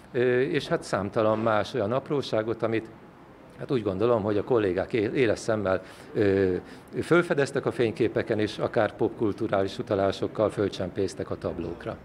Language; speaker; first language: Hungarian; native; Hungarian